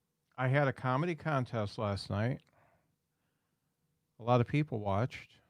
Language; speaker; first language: English; native; English